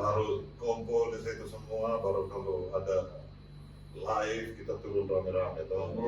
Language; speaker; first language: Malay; non-native, local second language; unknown